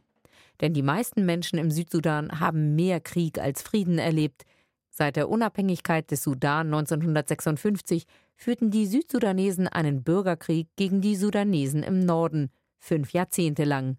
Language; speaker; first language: German; native; German